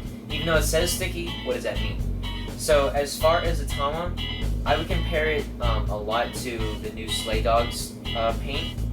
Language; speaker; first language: English; native; English